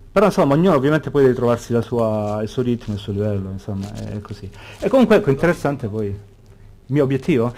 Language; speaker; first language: Italian; native; Italian